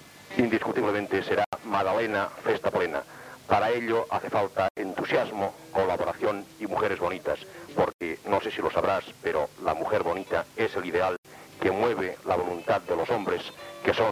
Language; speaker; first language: Spanish; native; Spanish